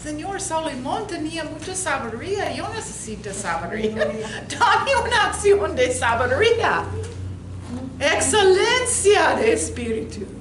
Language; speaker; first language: Spanish; non-native, learner; English